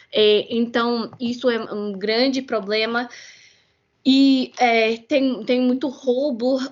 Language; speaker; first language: Portuguese; non-native, fluent; English